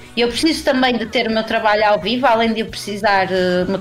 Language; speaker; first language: Portuguese; native; Portuguese